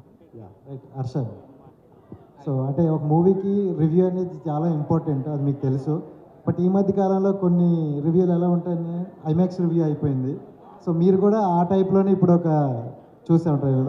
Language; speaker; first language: Telugu; native; Telugu